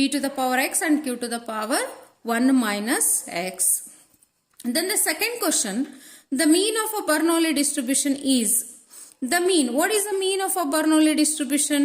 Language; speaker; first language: English; non-native, local second language; Kannada